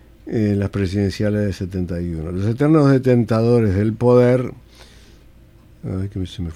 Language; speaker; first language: Spanish; native; Spanish